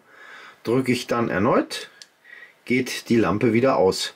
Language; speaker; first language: German; native; German